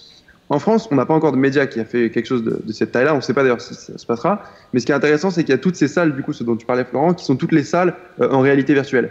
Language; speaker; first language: French; native; French